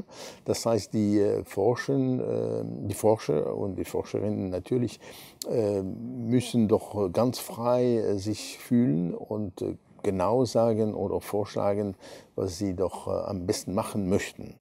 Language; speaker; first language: German; non-native, fluent; French